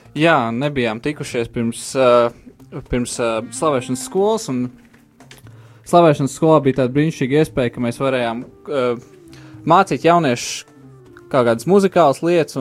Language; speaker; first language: Latvian; native; Latvian